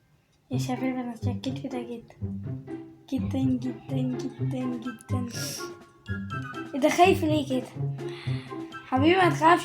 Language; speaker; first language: Arabic; native; Arabic